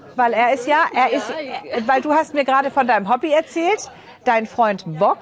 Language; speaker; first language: German; native; German